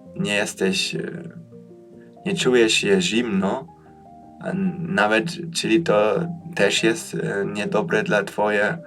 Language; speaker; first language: Polish; early bilingual, heritage; Polish